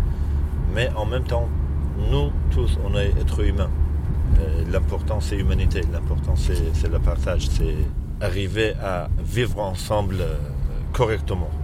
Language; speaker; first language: French; non-native, fluent; Kurdish